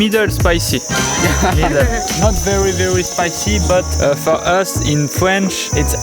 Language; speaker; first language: English; non-native, learner; French